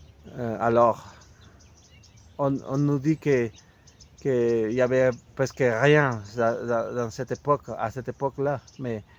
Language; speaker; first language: French; non-native, fluent; Spanish